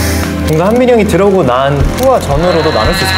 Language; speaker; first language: Korean; native; Korean